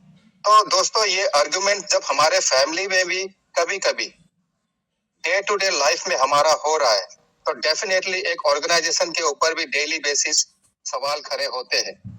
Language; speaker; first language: Hindi; native; Hindi